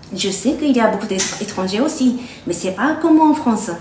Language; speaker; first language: French; non-native, fluent; Japanese